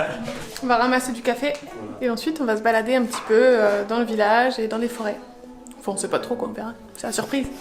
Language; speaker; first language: French; native; French